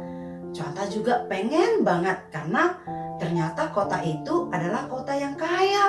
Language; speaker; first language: Indonesian; native; Indonesian